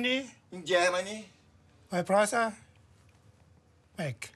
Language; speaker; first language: English; non-native, learner; German